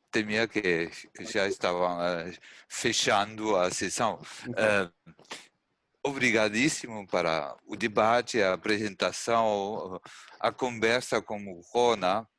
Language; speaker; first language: Portuguese; non-native, learner; German